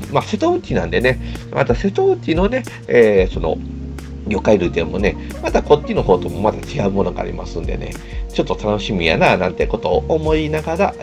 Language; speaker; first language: Japanese; native; Japanese